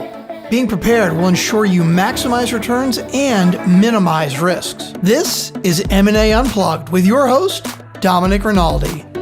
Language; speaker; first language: English; native; English